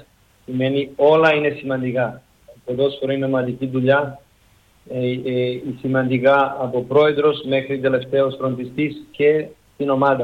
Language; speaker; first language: Greek; non-native, learner; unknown